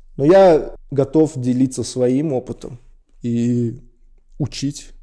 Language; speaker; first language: Russian; non-native, local second language; Uzbek